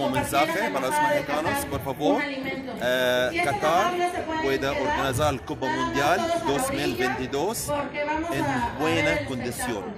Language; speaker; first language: Spanish; non-native, learner; Arabic